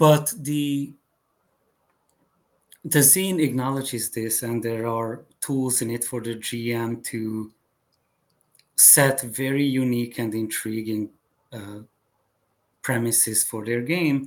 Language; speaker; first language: English; non-native, fluent; Hungarian